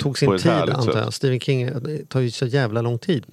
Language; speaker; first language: Swedish; native; Swedish